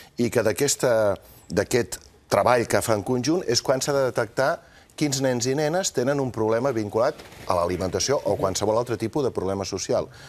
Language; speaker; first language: Catalan; native; Catalan